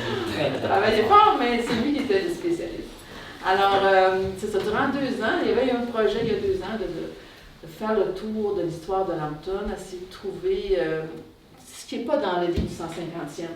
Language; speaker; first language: French; native; French